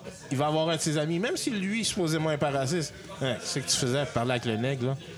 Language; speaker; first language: French; native; French